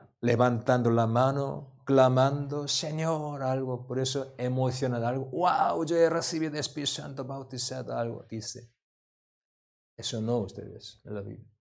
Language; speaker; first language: Spanish; non-native, learner; Korean